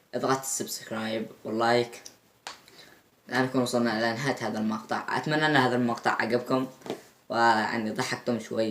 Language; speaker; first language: Arabic; native; Arabic